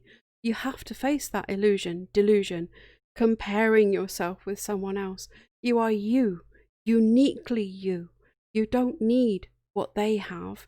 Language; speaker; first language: English; native; English